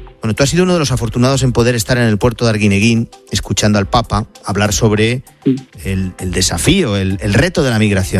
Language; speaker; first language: Spanish; native; Spanish